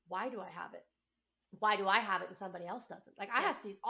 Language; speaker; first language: English; native; English